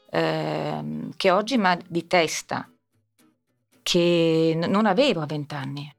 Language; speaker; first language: Italian; native; Italian